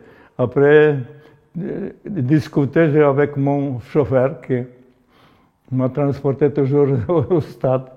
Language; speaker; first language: French; non-native, learner; Polish